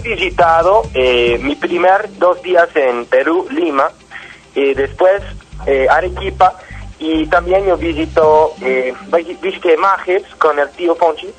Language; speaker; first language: Spanish; non-native, learner; English